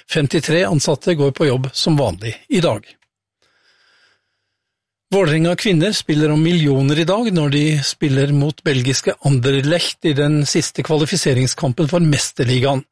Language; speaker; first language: Norwegian; native; Norwegian